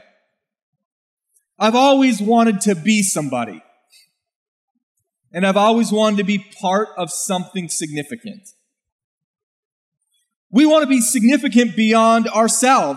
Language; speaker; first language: English; native; English